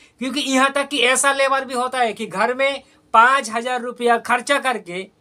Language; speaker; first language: Hindi; non-native, local second language; Bangla